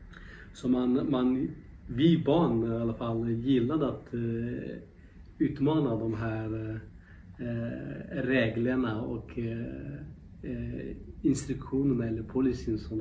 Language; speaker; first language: Swedish; non-native, local second language; Kurdish